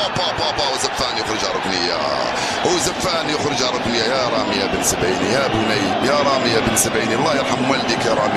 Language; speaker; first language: Arabic; native; Arabic